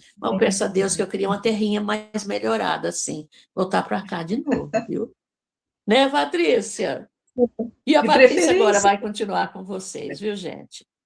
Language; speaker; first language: Portuguese; native; Portuguese